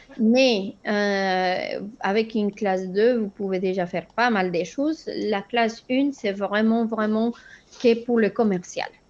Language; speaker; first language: French; non-native, fluent; Spanish